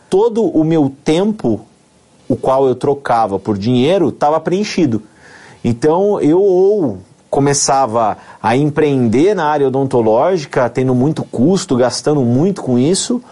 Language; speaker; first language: Portuguese; native; Portuguese